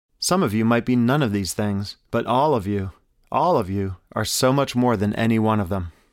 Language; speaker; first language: English; native; English